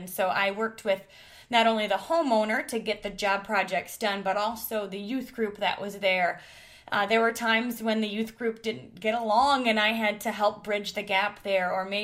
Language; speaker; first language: English; native; English